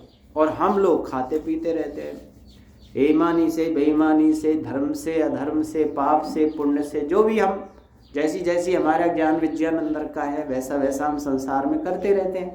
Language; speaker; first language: Hindi; native; Hindi